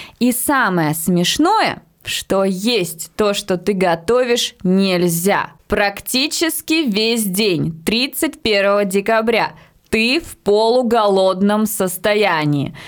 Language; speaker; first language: Russian; native; Russian